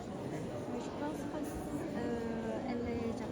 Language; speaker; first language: French; non-native, learner; Korean